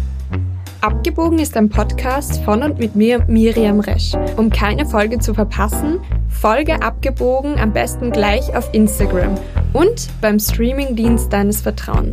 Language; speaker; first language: German; native; German